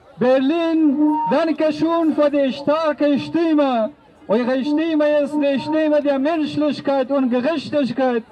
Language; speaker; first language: German; non-native, fluent; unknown